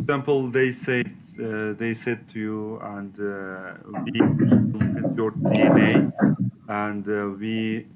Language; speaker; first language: English; non-native, learner; Turkish